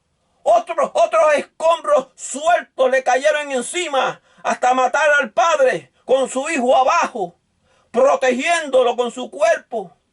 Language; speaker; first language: Spanish; native; Spanish